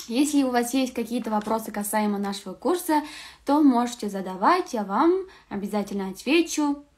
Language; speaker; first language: Russian; non-native, local second language; Kazakh